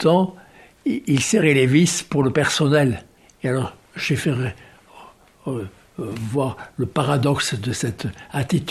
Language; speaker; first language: French; native; French